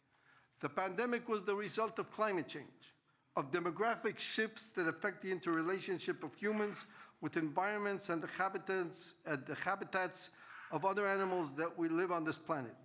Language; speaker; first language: English; non-native, fluent; Spanish